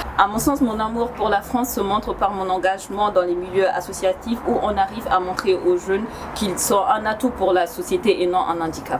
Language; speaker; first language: French; non-native, local second language; Bambara